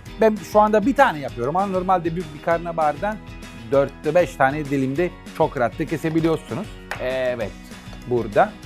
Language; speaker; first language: Turkish; non-native, fluent; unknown